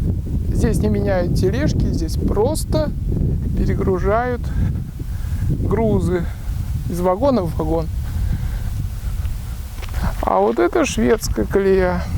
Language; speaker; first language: Russian; native; Russian